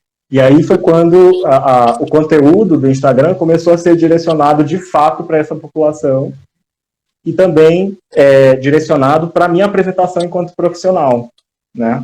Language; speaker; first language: Portuguese; native; Portuguese